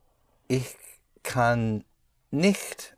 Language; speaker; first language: German; non-native, learner; English